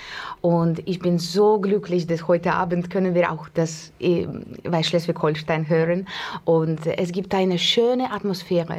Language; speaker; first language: German; non-native, fluent; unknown